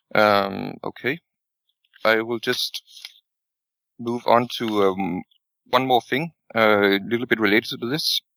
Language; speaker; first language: English; non-native, fluent; Danish